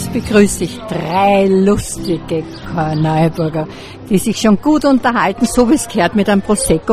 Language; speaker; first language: German; native; German